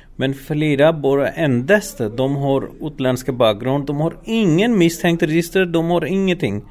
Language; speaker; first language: Swedish; non-native, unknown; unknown